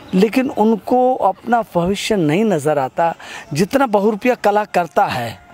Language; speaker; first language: Hindi; non-native, local second language; Gujarati